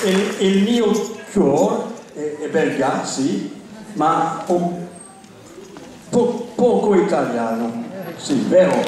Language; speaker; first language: Italian; non-native, learner; French